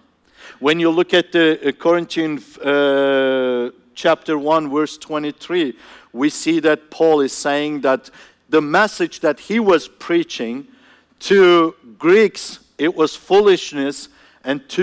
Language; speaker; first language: English; non-native, fluent; Turkish